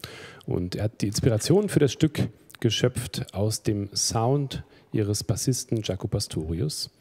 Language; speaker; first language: German; native; German